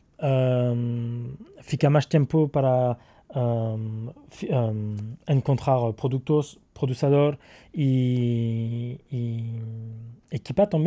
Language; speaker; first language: Portuguese; non-native, learner; French